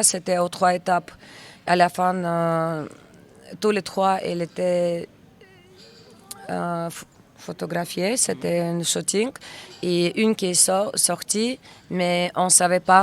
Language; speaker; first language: French; non-native, learner; Russian